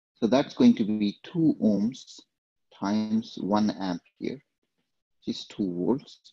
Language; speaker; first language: English; non-native, local second language; Telugu